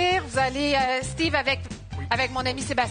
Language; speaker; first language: French; native; French